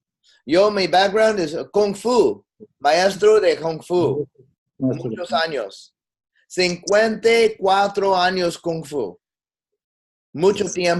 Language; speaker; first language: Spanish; non-native, learner; English